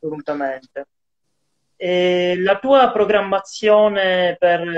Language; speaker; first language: Italian; native; Italian